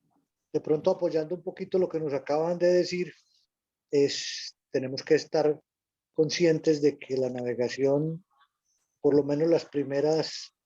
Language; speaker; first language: Spanish; native; Spanish